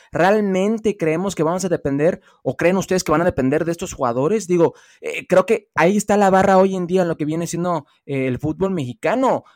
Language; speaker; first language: Spanish; early bilingual, heritage; Spanish